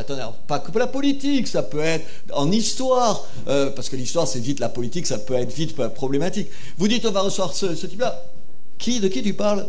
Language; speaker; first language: French; native; French